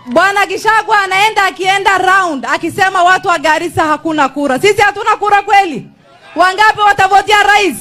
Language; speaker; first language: Swahili; non-native, local second language; Somali